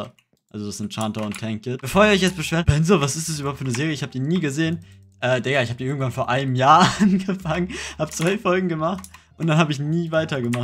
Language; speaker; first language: German; native; German